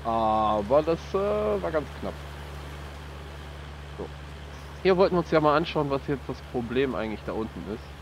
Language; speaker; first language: German; native; German